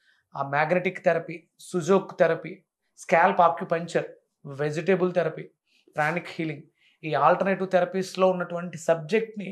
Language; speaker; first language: Telugu; native; Telugu